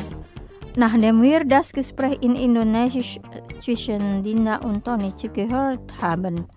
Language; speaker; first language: German; non-native, fluent; Indonesian